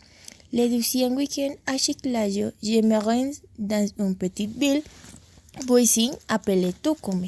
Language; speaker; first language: French; non-native, learner; Spanish